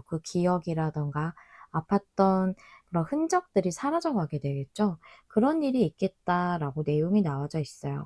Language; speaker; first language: Korean; native; Korean